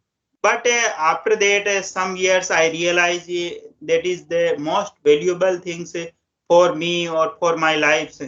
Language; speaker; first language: English; non-native, local second language; Hindi